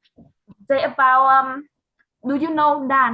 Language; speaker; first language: English; non-native, learner; Vietnamese